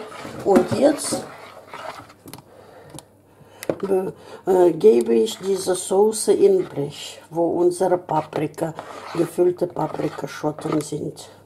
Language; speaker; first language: German; non-native, fluent; Russian